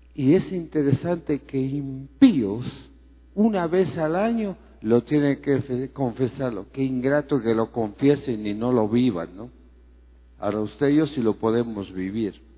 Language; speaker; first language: Spanish; non-native, fluent; Greek